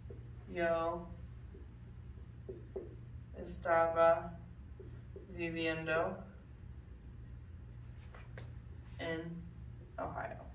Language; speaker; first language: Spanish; non-native, fluent; English